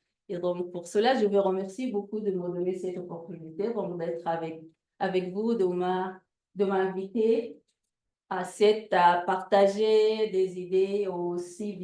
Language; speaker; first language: French; non-native, fluent; Arabic